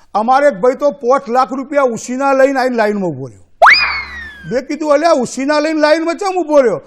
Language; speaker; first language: Gujarati; native; Gujarati